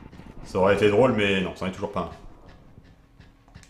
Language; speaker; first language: French; native; French